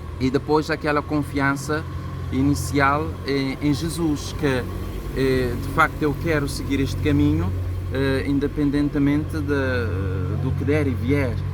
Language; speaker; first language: Portuguese; non-native, local second language; Kabuverdianu